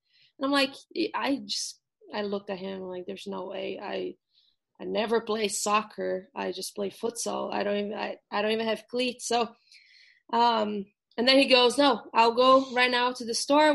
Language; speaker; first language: English; non-native, fluent; Portuguese